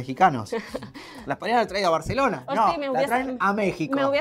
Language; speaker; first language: Spanish; native; Spanish